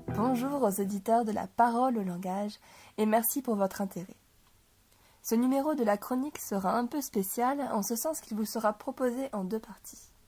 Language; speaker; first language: French; native; French